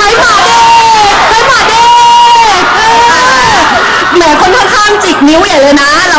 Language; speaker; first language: Thai; native; Thai